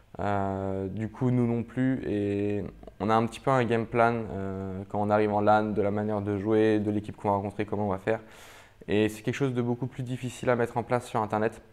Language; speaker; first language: French; native; French